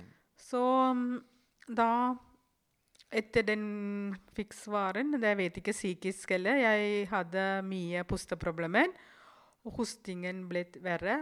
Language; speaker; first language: Norwegian; non-native, fluent; Tamil